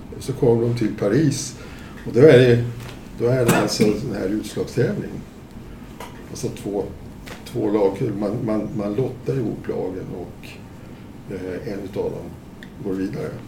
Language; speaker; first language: Swedish; native; Swedish